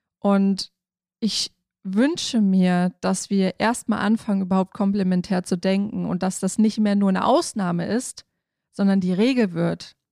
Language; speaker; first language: German; native; German